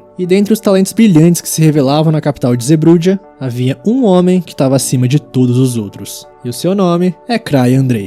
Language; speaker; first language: Portuguese; native; Portuguese